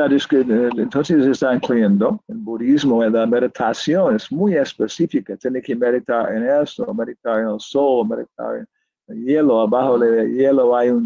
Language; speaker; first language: Spanish; non-native, learner; English